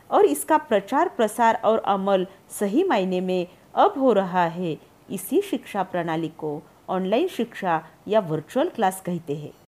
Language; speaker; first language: Hindi; non-native, local second language; Marathi